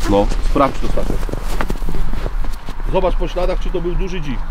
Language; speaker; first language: Polish; native; Polish